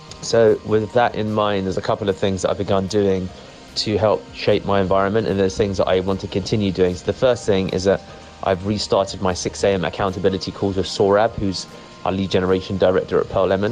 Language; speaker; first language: English; native; English